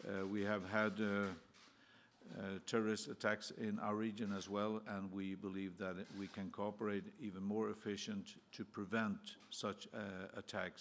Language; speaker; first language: English; non-native, fluent; Swedish